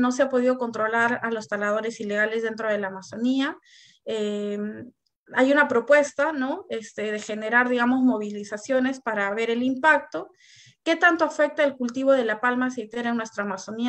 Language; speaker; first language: Spanish; native; Spanish